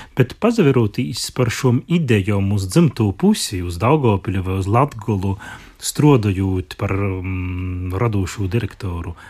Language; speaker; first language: Latvian; non-native, local second language; Russian